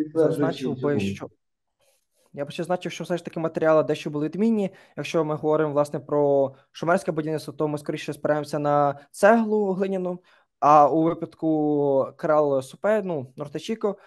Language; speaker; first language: Ukrainian; native; Ukrainian